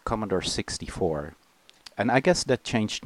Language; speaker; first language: English; non-native, fluent; Dutch